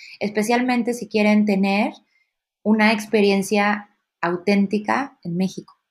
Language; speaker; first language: Spanish; native; Spanish